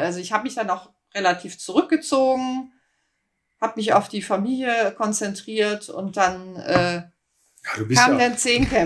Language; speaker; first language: German; native; German